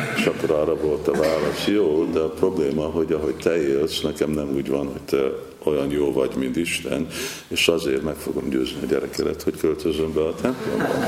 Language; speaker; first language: Hungarian; non-native, fluent; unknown